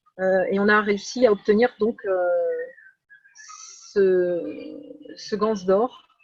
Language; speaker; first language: French; native; French